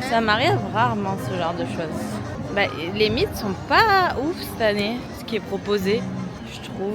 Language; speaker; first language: French; native; French